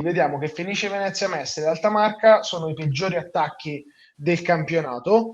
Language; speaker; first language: Italian; native; Italian